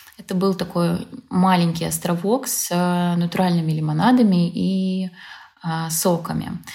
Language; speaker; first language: Russian; native; Russian